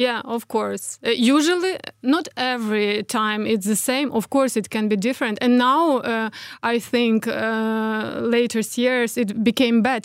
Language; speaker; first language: English; non-native, fluent; Ukrainian